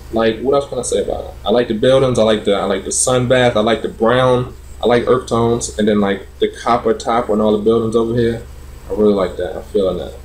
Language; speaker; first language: English; native; English